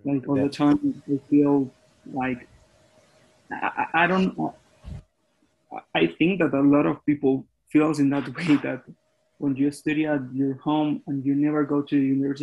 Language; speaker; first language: English; non-native, fluent; Spanish